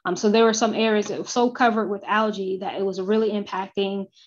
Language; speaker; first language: English; native; English